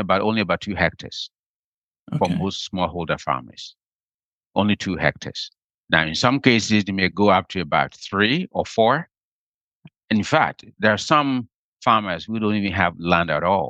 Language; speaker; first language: English; non-native, local second language; Akan